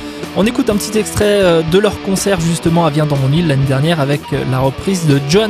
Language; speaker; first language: French; native; French